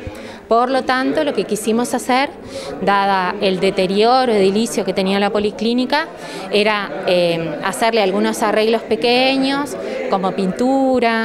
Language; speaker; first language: Spanish; native; Spanish